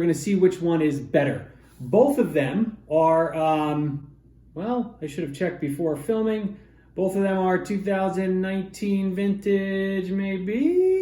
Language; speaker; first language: English; native; English